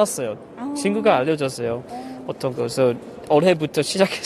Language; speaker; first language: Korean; non-native, learner; English